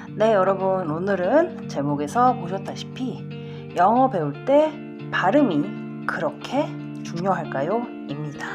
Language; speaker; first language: Korean; early bilingual, heritage; Korean